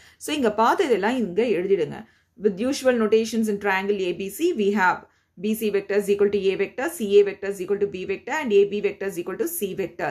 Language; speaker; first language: English; non-native, local second language; Tamil